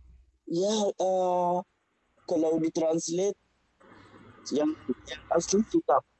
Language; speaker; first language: Indonesian; non-native, fluent; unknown